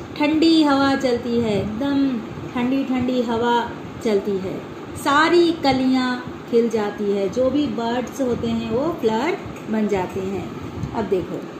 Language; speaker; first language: Hindi; non-native, local second language; Telugu